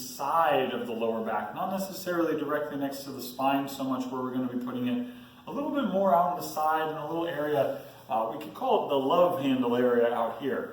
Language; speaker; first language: English; native; English